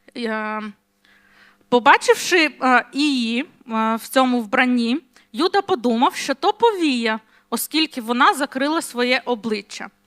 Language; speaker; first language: Ukrainian; non-native, local second language; Russian